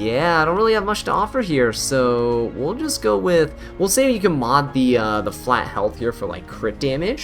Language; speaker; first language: English; native; English